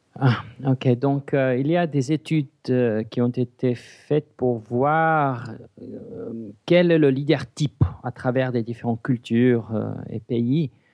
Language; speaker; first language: French; non-native, fluent; English